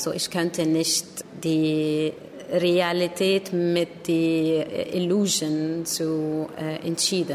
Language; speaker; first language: German; non-native, learner; Arabic